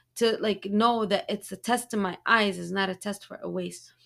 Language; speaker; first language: English; early bilingual, other home language; Arabic